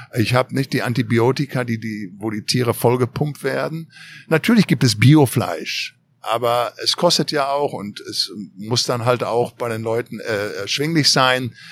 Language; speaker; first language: German; native; German